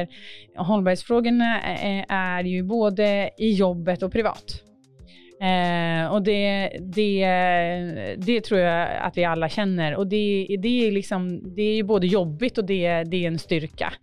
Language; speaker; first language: Swedish; native; Swedish